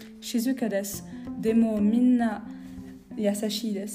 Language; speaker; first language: Japanese; non-native, learner; French